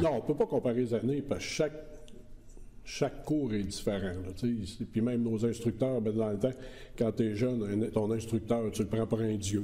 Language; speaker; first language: French; native; French